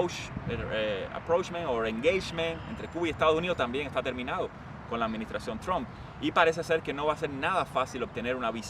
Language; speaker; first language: Spanish; native; Spanish